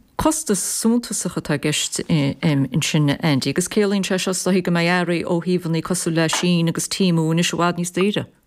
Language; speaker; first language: Irish; native; Irish